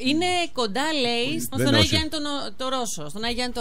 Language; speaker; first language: Greek; native; Greek